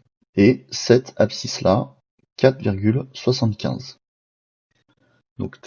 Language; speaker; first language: French; native; French